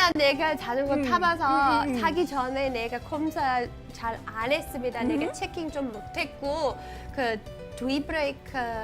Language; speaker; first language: Korean; non-native, learner; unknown